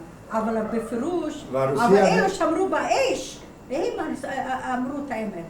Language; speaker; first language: Hebrew; non-native, fluent; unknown